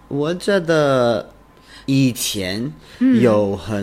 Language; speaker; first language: Chinese; non-native, learner; English